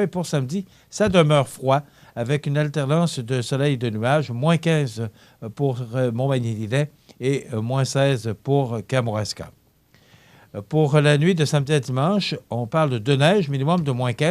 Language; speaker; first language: French; native; French